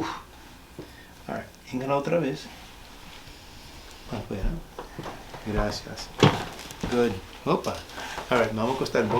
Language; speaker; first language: Spanish; early bilingual, heritage; Spanish